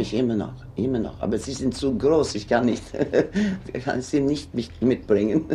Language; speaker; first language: German; non-native, fluent; Swedish